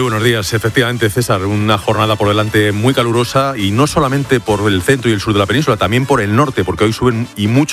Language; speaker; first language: Spanish; native; Spanish